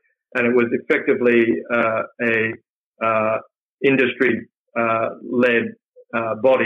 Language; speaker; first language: English; native; English